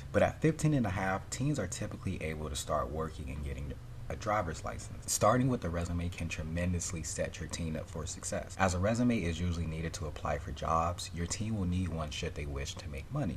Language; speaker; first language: English; native; English